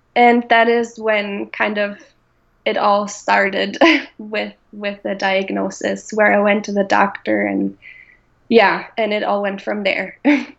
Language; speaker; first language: English; non-native, fluent; German